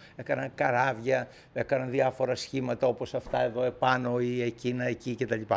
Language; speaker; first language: Greek; native; Greek